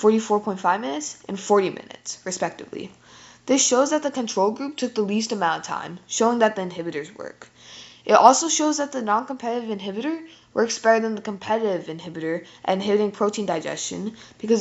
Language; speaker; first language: English; native; English